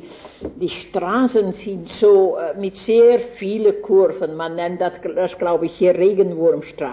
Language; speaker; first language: German; non-native, fluent; Dutch